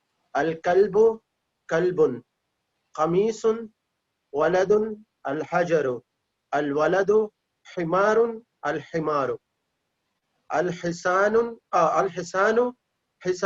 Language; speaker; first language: Arabic; non-native, learner; Urdu